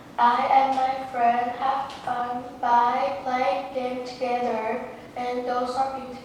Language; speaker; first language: English; non-native, learner; Vietnamese